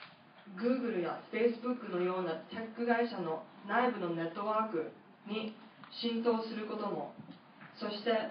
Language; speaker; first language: Japanese; non-native, fluent; English